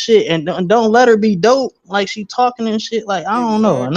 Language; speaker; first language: English; native; English